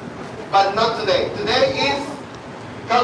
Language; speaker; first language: English; non-native, learner; Spanish